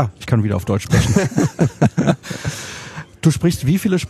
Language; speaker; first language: German; native; German